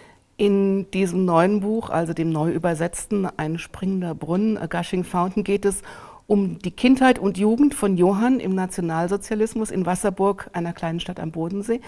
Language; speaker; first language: German; native; German